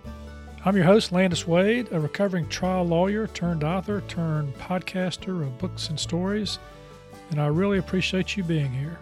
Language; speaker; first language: English; native; English